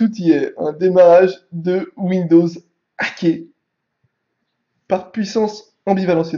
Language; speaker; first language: French; native; French